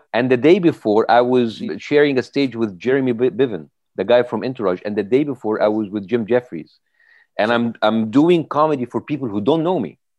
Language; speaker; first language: English; non-native, fluent; Arabic